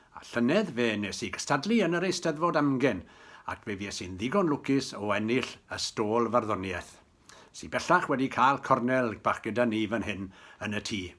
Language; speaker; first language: Welsh; native; Welsh